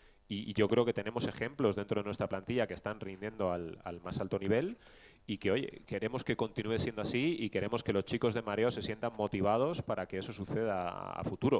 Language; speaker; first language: Spanish; native; Spanish